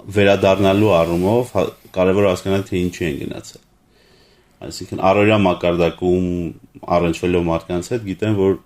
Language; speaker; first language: Armenian; native; Armenian